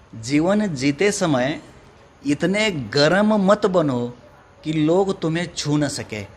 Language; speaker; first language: Hindi; non-native, local second language; Marathi